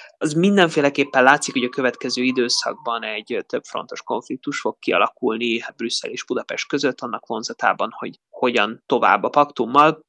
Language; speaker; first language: Hungarian; native; Hungarian